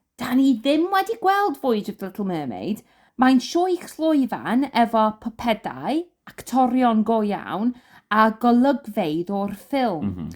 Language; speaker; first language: Welsh; non-native, learner; English